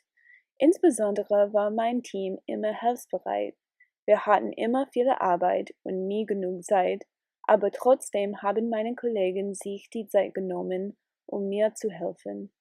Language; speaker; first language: German; non-native, learner; English